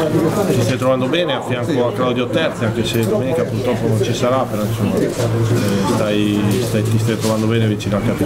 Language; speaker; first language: Italian; native; Italian